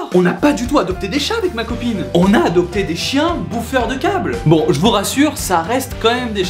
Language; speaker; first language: French; native; French